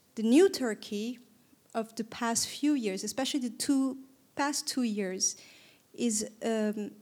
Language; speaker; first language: English; non-native, fluent; Turkish